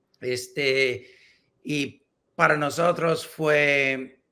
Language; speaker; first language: Spanish; non-native, learner; English